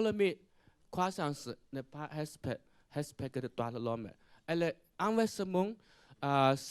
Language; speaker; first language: French; non-native, learner; Chinese